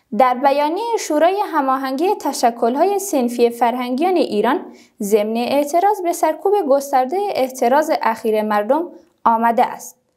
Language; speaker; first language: Persian; non-native, local second language; Kurdish